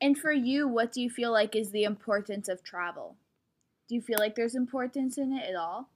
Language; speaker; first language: English; early bilingual, other home language; Spanish